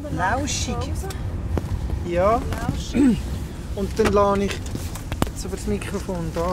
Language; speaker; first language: German; native; German